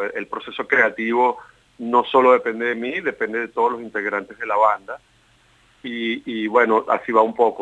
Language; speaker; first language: Spanish; native; Spanish